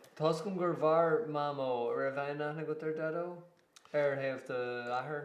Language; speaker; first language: Irish; native; Irish